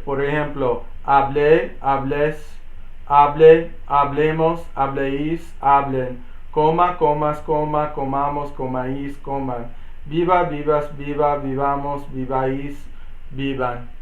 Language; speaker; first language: Spanish; non-native, learner; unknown